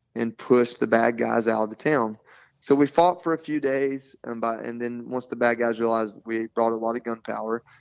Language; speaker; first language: English; native; English